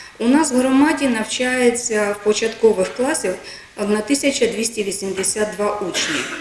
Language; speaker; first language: Ukrainian; native; Ukrainian